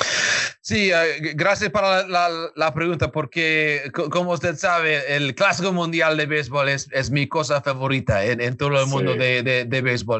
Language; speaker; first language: Spanish; non-native, learner; English